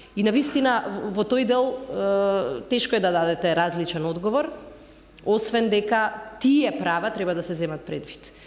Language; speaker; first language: Macedonian; native; Macedonian